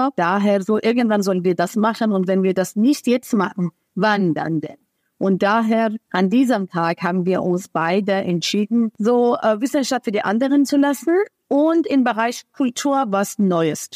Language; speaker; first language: German; non-native, fluent; Persian